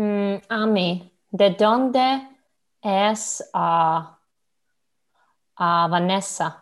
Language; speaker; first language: Spanish; non-native, learner; Russian